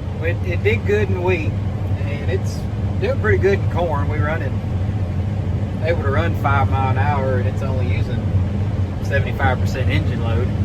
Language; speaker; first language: English; native; English